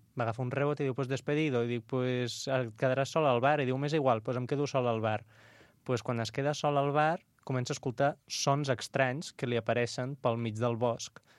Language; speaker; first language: Catalan; non-native, local second language; Spanish